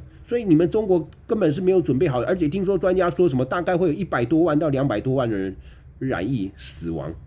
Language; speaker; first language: Chinese; native; Chinese